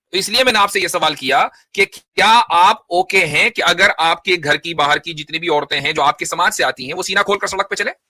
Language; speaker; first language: Hindi; native; Hindi